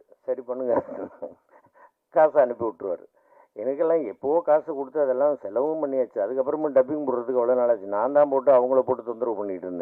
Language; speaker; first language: Tamil; native; Tamil